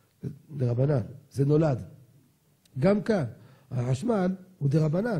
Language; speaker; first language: Hebrew; native; Hebrew